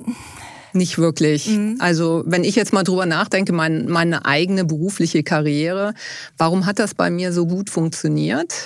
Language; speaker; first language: German; native; German